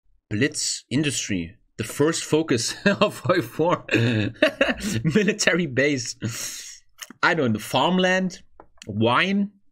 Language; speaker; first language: English; non-native, fluent; German